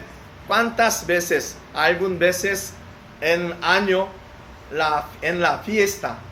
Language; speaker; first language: Spanish; non-native, learner; Korean